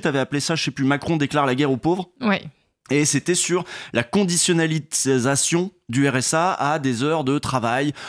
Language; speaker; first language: French; native; French